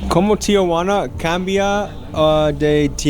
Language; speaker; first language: Spanish; non-native, learner; English